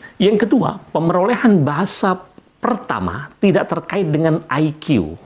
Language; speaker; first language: Indonesian; non-native, local second language; Javanese